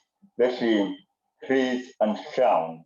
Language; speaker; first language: Welsh; non-native, learner; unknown